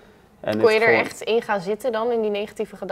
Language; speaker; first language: Dutch; native; Dutch